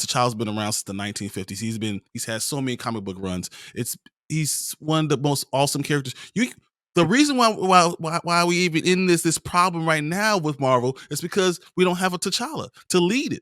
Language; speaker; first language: English; native; English